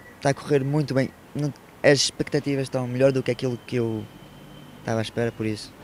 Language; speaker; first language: Portuguese; early bilingual, heritage; French